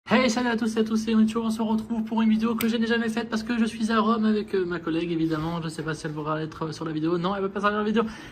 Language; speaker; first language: French; native; French